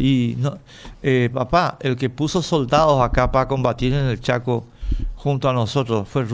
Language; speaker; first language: Spanish; native; Spanish